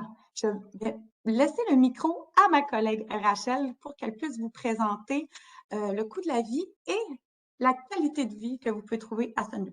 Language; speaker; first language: French; native; French